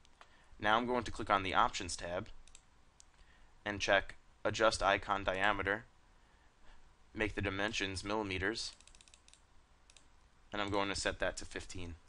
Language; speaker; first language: English; native; English